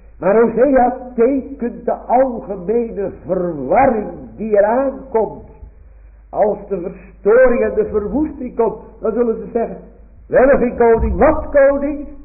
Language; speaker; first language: Dutch; native; Dutch